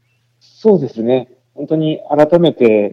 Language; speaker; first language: Japanese; native; Japanese